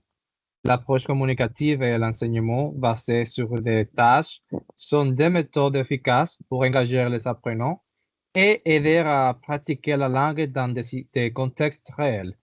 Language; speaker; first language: French; non-native, learner; Spanish